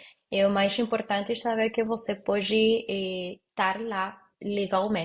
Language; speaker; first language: Portuguese; non-native, learner; Spanish